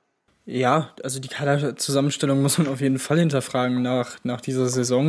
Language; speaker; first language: German; native; German